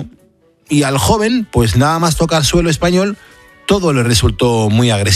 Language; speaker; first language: Spanish; native; Spanish